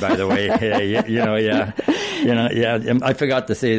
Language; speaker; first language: English; native; English